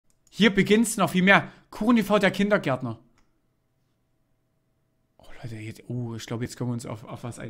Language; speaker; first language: German; native; German